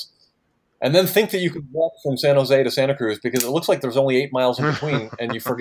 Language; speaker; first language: English; native; English